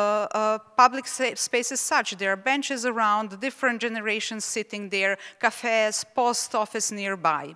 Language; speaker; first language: English; non-native, fluent; Czech